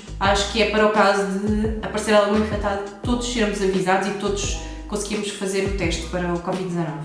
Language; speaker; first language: Portuguese; native; Portuguese